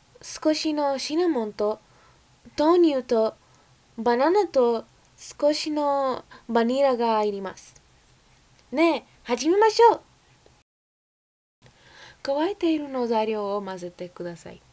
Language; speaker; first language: Japanese; non-native, learner; English